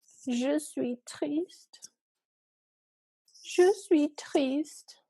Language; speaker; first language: French; non-native, fluent; English